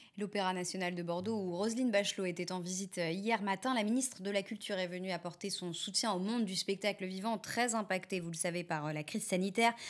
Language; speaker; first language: French; native; French